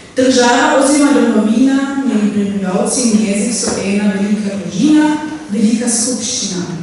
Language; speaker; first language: Slovenian; non-native, local second language; German